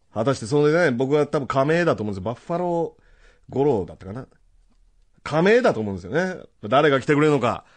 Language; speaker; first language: Japanese; native; Japanese